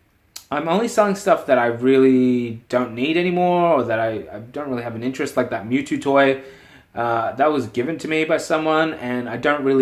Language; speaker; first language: English; native; English